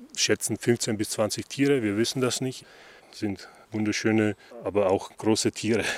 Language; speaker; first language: German; non-native, fluent; Slovak